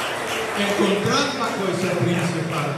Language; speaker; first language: Portuguese; non-native, learner; English